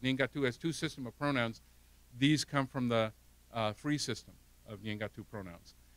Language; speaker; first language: English; native; English